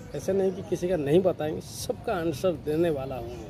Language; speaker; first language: Hindi; non-native, local second language; Odia